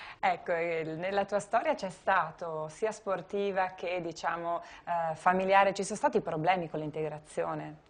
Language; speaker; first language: Italian; native; Italian